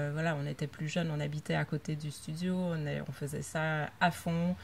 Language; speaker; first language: French; native; French